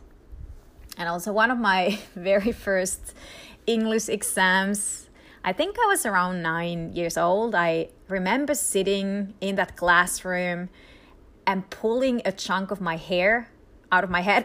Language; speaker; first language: English; non-native, fluent; Finnish